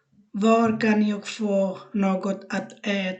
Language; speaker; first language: Swedish; non-native, fluent; Bangla